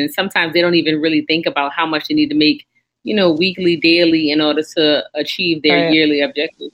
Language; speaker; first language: English; native; English